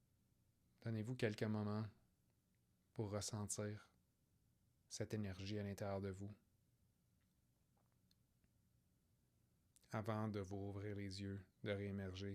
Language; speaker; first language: French; native; French